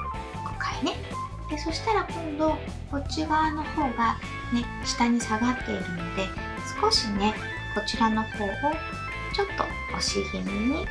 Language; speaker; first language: Japanese; native; Japanese